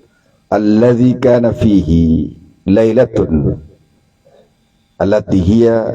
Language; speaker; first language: Arabic; non-native, fluent; Indonesian